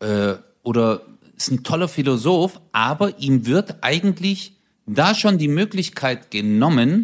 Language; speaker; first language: German; early bilingual, other home language; Turkish